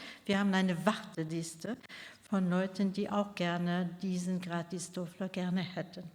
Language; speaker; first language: German; non-native, local second language; Luxembourgish